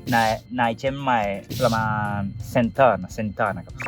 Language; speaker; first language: Thai; non-native, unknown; Japanese